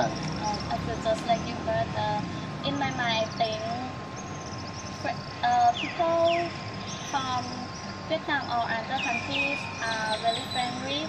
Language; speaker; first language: English; non-native, learner; Thai